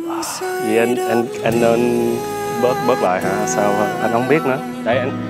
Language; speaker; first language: Vietnamese; early bilingual, heritage; Vietnamese